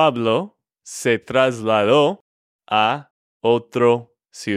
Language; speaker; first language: Spanish; non-native, fluent; English